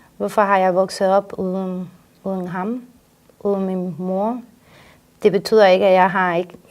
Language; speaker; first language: Danish; non-native, fluent; Spanish